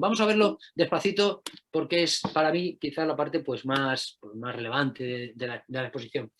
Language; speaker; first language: Spanish; native; Spanish